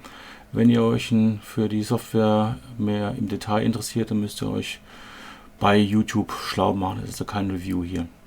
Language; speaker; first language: German; native; German